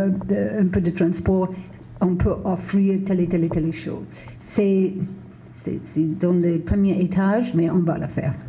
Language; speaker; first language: French; non-native, fluent; English